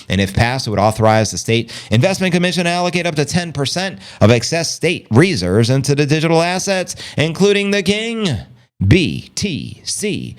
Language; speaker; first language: English; native; English